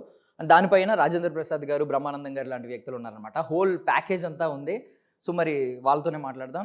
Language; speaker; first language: Telugu; native; Telugu